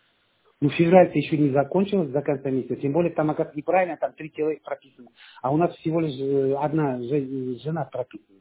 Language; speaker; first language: Russian; non-native, fluent; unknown